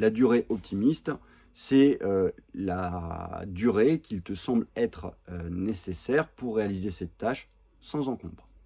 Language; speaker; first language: French; native; French